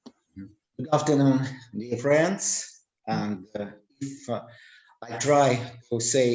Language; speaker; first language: English; non-native, learner; Russian